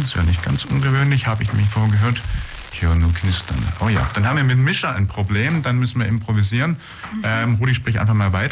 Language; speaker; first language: German; native; German